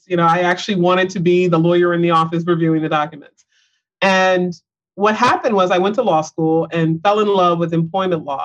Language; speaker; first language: English; native; English